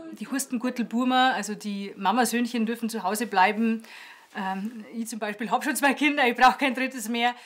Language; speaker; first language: German; native; German